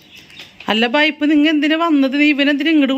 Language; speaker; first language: Malayalam; native; Malayalam